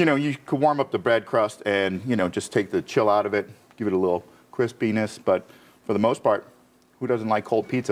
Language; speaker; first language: English; native; English